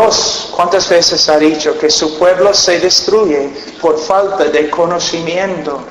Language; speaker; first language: Spanish; non-native, fluent; English